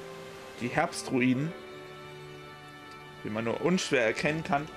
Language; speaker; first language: German; native; German